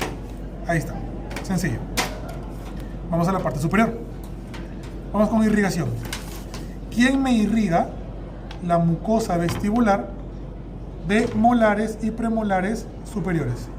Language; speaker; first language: Spanish; native; Spanish